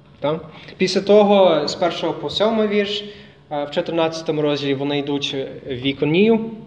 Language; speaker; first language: Ukrainian; non-native, fluent; English